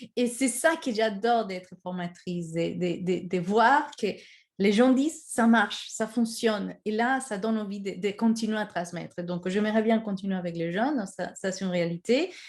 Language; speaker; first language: French; non-native, fluent; Spanish